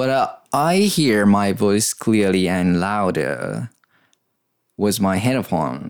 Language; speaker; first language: English; non-native, learner; Japanese